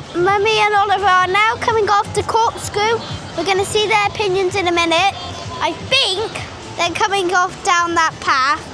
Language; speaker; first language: English; native; English